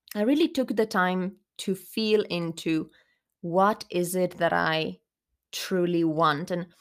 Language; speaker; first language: English; non-native, fluent; Finnish